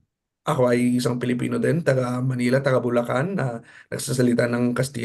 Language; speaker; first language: Filipino; early bilingual, heritage; Filipino